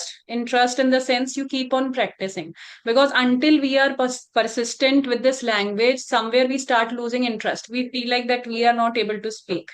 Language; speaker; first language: English; non-native, local second language; Hindi